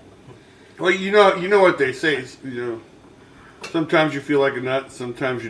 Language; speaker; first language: English; native; English